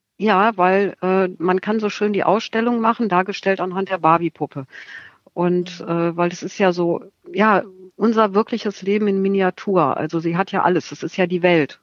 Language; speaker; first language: German; native; German